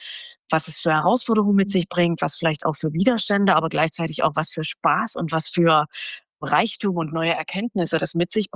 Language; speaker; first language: German; native; German